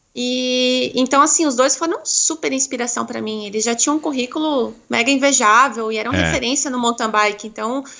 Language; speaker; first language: Portuguese; native; Portuguese